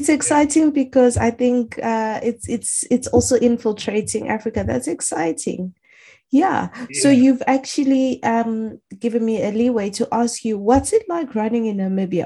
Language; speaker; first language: English; non-native, local second language; Shona